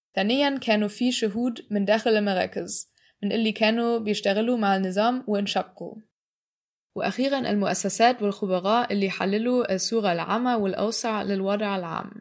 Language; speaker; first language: Arabic; non-native, fluent; German